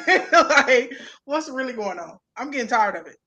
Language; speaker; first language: English; native; English